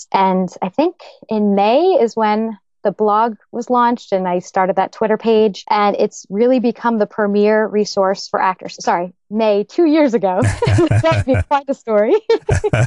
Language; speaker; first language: English; native; English